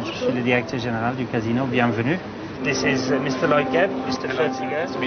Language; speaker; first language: French; non-native, fluent; English